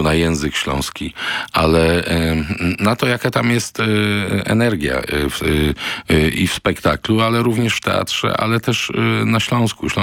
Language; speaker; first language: Polish; non-native, local second language; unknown